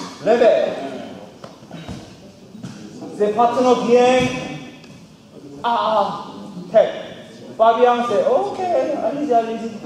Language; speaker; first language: French; non-native, learner; Korean